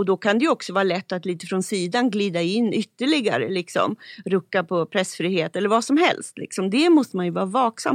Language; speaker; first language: Swedish; native; Swedish